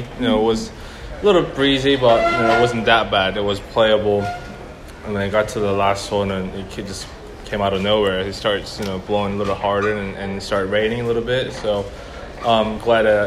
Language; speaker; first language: English; early bilingual, other home language; Korean